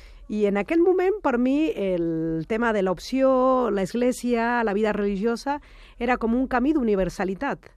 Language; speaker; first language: Catalan; non-native, fluent; Spanish